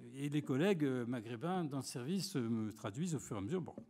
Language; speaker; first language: French; native; French